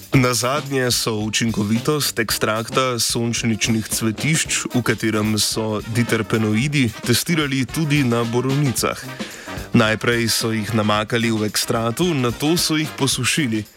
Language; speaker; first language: Slovenian; native; Slovenian